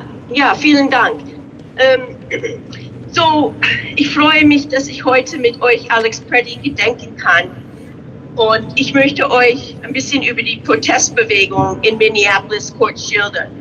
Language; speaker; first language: German; non-native, fluent; English